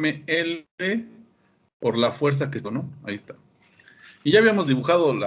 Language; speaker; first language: Spanish; native; Spanish